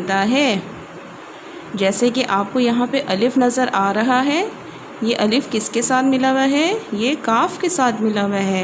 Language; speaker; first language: Urdu; non-native, local second language; Pashto